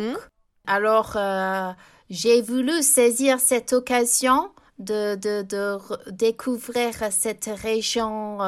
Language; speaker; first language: French; non-native, fluent; English